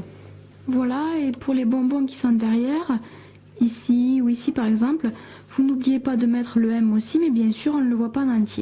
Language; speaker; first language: French; native; French